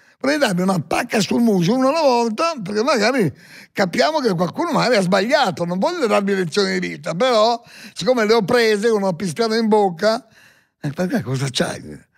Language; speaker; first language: Italian; native; Italian